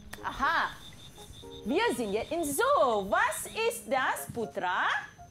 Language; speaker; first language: German; non-native, fluent; Malay